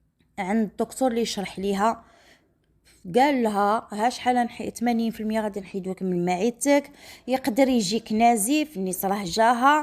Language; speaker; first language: Arabic; native; Arabic